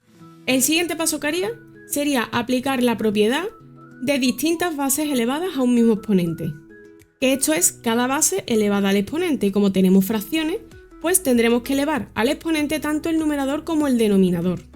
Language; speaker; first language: Spanish; native; Spanish